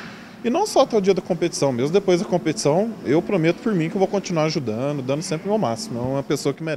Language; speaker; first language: Portuguese; native; Portuguese